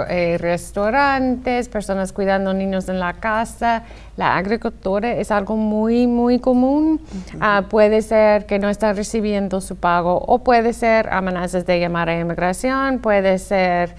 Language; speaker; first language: Spanish; non-native, fluent; English